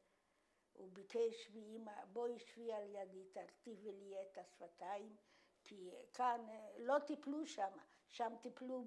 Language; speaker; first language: Hebrew; non-native, fluent; Polish